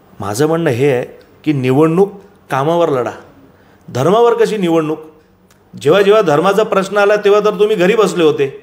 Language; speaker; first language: Marathi; non-native, local second language; Gujarati